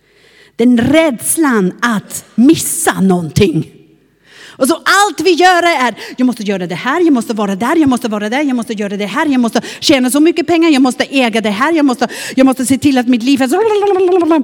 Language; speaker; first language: Swedish; non-native, fluent; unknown